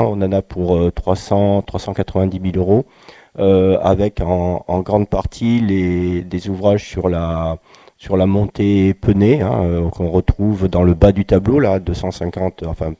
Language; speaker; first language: French; native; French